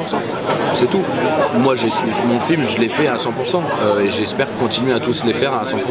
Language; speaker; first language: French; native; French